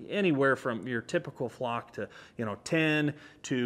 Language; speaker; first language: English; native; English